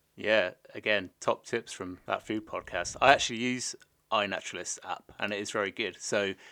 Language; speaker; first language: English; native; English